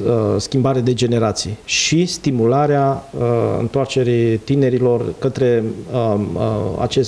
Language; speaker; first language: Romanian; native; Romanian